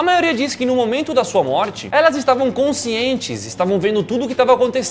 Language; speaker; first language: Portuguese; native; Portuguese